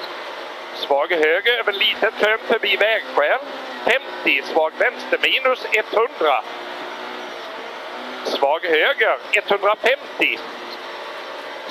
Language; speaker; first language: Swedish; native; Swedish